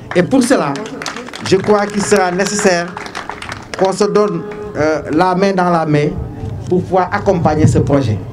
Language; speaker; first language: French; non-native, local second language; Wolof